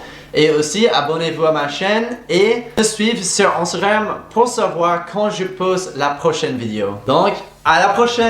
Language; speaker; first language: French; non-native, fluent; English